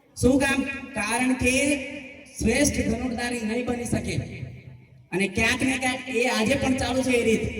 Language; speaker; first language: Gujarati; non-native, local second language; Vasavi